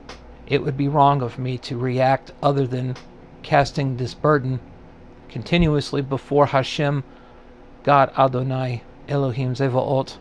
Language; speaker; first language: English; native; English